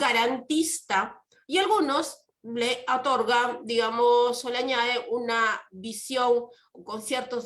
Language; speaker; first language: Spanish; native; Spanish